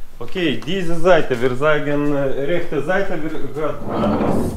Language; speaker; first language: German; non-native, learner; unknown